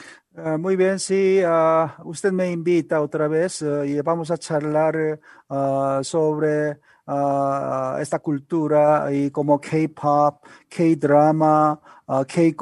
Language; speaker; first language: Spanish; non-native, learner; Korean